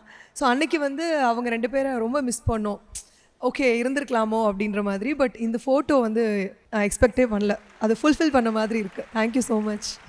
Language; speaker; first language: Tamil; native; Tamil